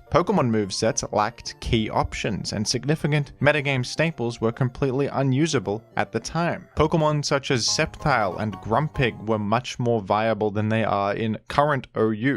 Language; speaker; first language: English; native; English